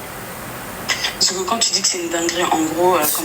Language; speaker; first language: French; native; French